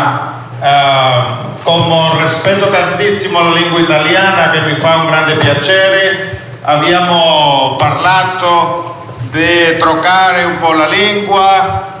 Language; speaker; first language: Italian; non-native, learner; Spanish